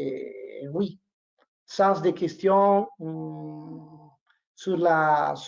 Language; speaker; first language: French; non-native, learner; Italian